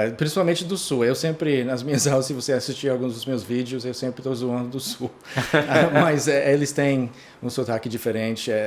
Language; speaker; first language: Portuguese; non-native, fluent; English